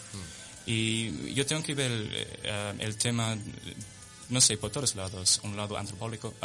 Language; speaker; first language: Spanish; non-native, fluent; English